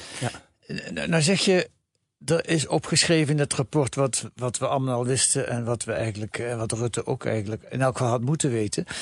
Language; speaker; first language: Dutch; native; Dutch